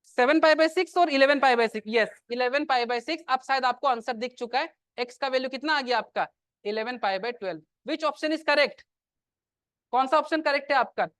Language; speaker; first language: Hindi; non-native, local second language; Assamese